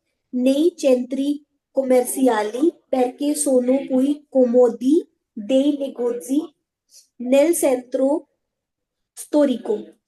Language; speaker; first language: Italian; non-native, learner; Hindi